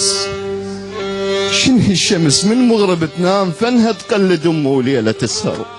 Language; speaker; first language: Arabic; native; Arabic